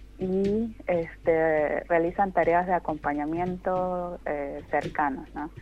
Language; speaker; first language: Spanish; non-native, local second language; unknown